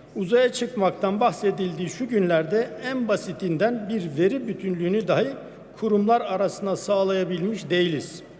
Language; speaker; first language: Turkish; non-native, local second language; Kurdish